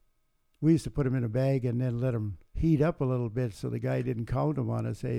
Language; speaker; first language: English; native; English